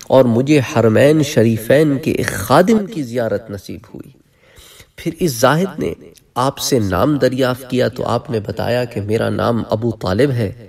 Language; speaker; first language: Urdu; native; Urdu